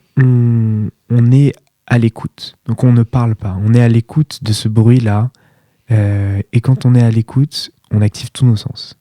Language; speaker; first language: French; native; French